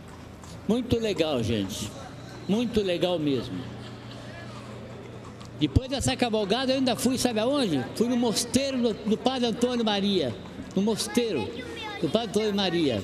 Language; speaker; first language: Portuguese; native; Portuguese